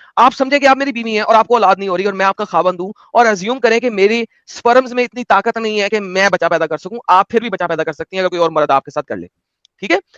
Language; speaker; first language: Hindi; native; Hindi